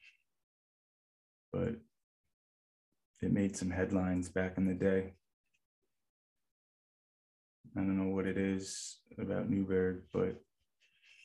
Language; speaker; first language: English; native; English